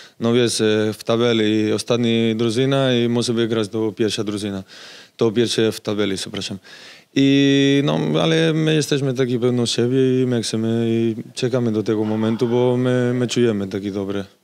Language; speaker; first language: Polish; non-native, learner; Spanish